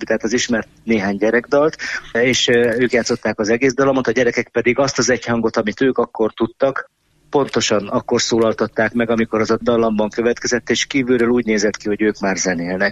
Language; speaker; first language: Hungarian; native; Hungarian